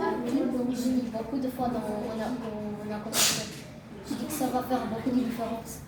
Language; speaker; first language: French; non-native, learner; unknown